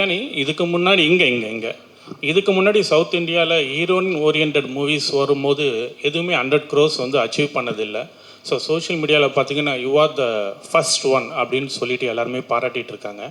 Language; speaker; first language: Tamil; native; Tamil